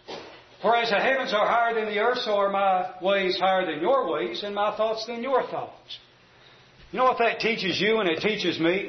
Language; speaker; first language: English; native; English